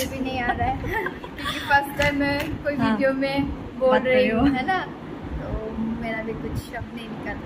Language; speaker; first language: Hindi; non-native, local second language; Nepali